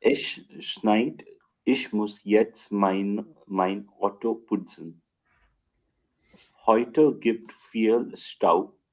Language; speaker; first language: German; non-native, learner; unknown